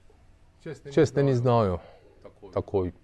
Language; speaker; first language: Russian; non-native, learner; Turkish